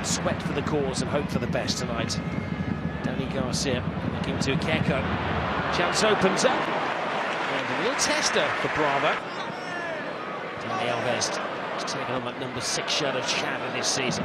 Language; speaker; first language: English; native; English